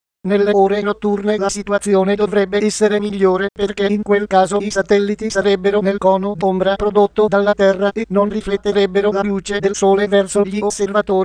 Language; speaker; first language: Italian; native; Italian